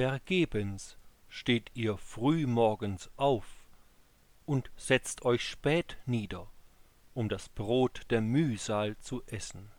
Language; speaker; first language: German; native; German